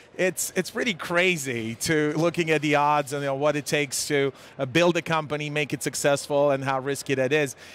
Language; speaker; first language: English; non-native, fluent; Serbian